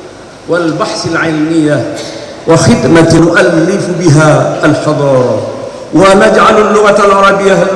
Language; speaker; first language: Arabic; non-native, fluent; Indonesian